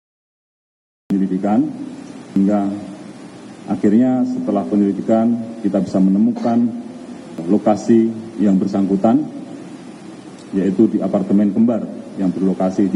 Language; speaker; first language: Indonesian; native; Indonesian